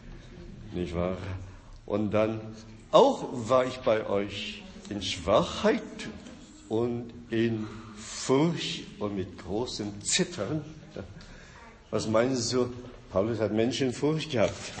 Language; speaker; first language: German; non-native, fluent; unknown